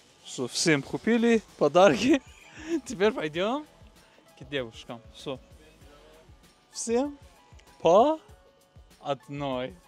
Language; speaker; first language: Russian; non-native, learner; Persian